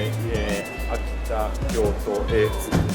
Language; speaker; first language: French; non-native, learner; Japanese